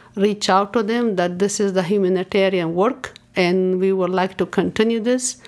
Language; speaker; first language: English; non-native, fluent; Persian